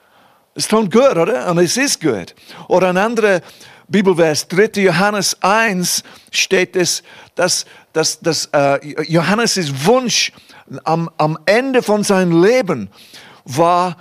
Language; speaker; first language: German; non-native, fluent; English